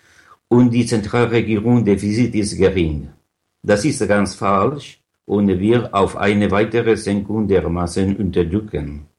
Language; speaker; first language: German; non-native, learner; Catalan